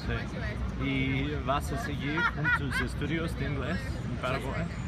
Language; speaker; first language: Spanish; non-native, fluent; English